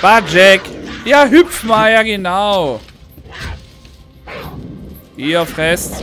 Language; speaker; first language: German; native; German